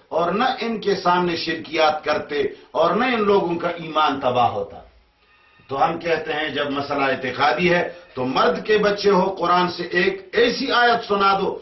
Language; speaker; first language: Urdu; non-native, local second language; Pashto